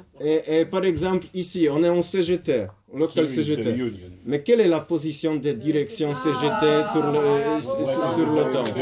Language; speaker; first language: French; non-native, learner; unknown